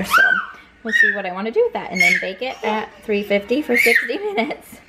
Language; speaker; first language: English; native; English